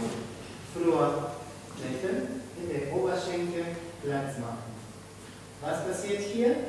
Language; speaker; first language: German; non-native, fluent; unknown